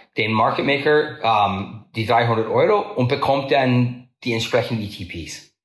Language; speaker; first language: German; non-native, fluent; English